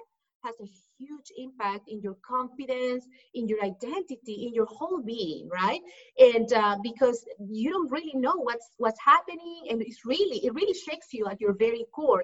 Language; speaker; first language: English; non-native, fluent; Spanish